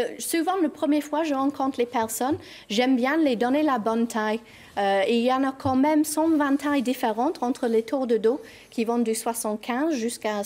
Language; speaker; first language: French; non-native, fluent; English